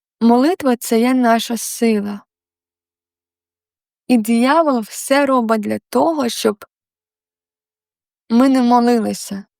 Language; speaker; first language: Ukrainian; non-native, local second language; Russian